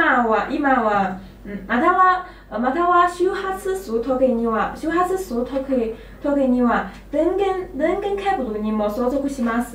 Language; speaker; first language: Japanese; non-native, learner; Chinese